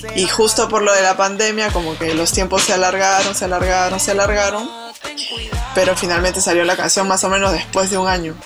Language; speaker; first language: Spanish; native; Spanish